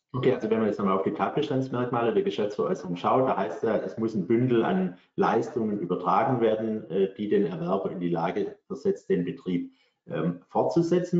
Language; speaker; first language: German; native; German